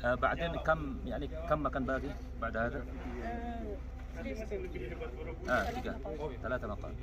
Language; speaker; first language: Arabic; non-native, fluent; Indonesian